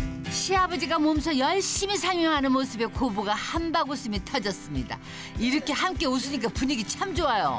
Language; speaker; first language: Korean; native; Korean